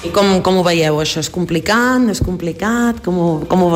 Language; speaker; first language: Catalan; native; Catalan